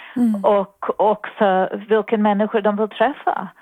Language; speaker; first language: Swedish; non-native, fluent; English